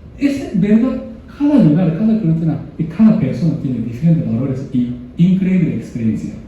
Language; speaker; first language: Spanish; non-native, learner; Japanese